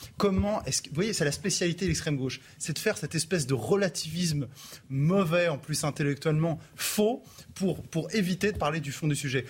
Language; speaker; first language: French; native; French